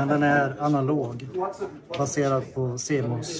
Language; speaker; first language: Swedish; native; Swedish